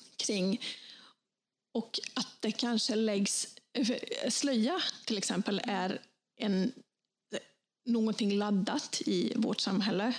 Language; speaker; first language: Swedish; early bilingual, other home language; Bosnian